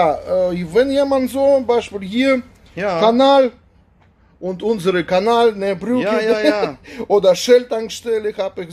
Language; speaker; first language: German; non-native, learner; Russian